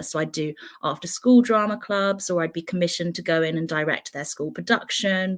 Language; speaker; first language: English; native; English